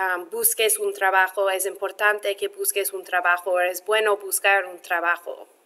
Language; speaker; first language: Spanish; non-native, fluent; English